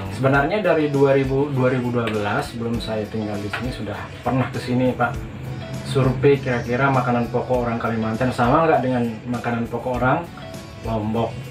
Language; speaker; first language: Indonesian; non-native, local second language; Sasak